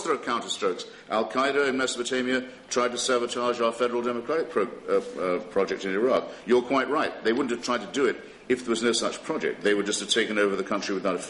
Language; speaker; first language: English; native; English